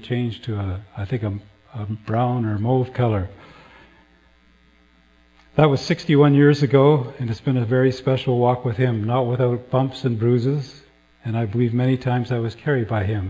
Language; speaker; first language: English; native; English